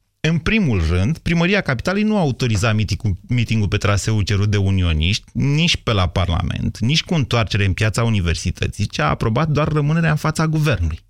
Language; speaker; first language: Romanian; native; Romanian